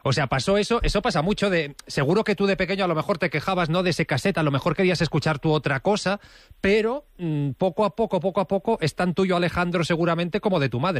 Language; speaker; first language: Spanish; native; Spanish